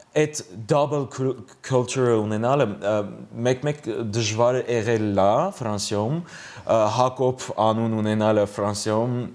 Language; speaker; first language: Armenian; early bilingual, heritage; Armenian